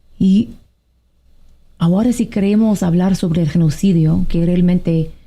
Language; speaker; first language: Spanish; non-native, fluent; Arabic